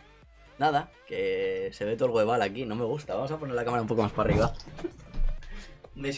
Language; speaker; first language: Spanish; native; Spanish